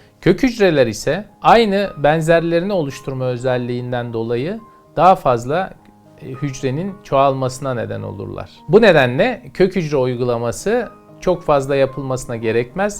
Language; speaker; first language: Turkish; native; Turkish